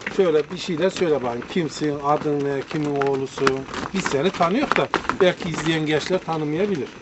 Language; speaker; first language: Turkish; native; Turkish